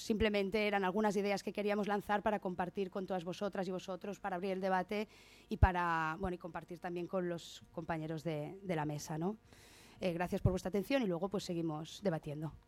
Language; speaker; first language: Spanish; native; Spanish